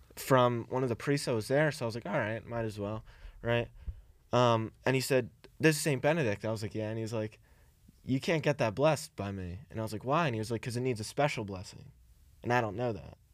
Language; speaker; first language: English; early bilingual, other home language; Italian